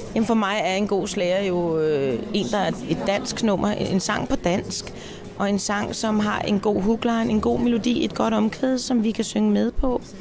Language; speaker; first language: Danish; native; Danish